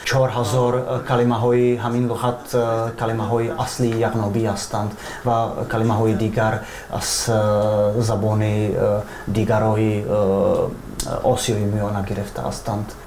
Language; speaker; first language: Persian; non-native, fluent; Czech